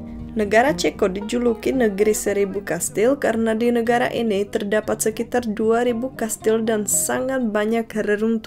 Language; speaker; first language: Indonesian; non-native, fluent; Czech